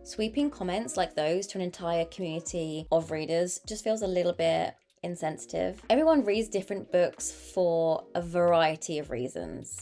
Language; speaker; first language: English; native; English